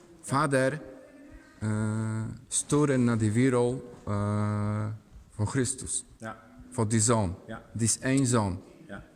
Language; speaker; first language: Dutch; non-native, learner; Polish